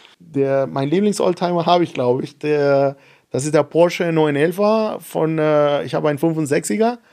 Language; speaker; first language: German; non-native, fluent; Spanish